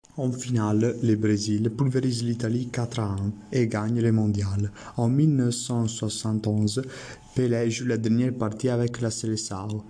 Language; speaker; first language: French; non-native, learner; Italian